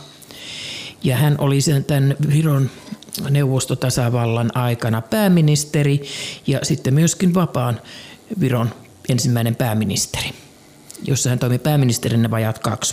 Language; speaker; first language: Finnish; native; Finnish